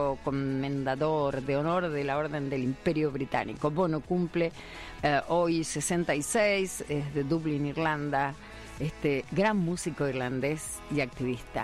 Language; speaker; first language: Spanish; native; Spanish